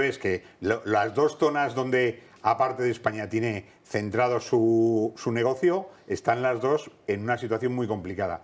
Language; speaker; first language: Spanish; native; Spanish